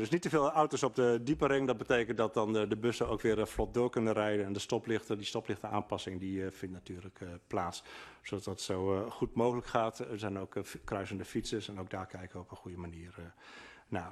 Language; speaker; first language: Dutch; native; Dutch